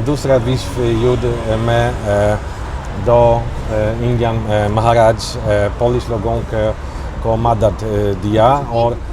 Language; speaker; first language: Hindi; non-native, learner; Polish